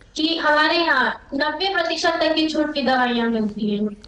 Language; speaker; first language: Hindi; native; Hindi